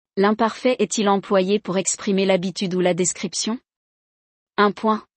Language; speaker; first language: French; non-native, local second language; Arabic